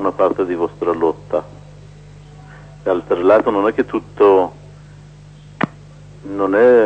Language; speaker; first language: Italian; non-native, learner; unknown